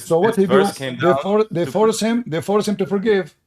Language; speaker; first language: English; non-native, fluent; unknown